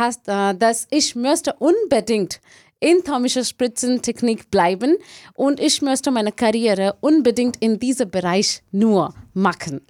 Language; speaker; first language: German; non-native, learner; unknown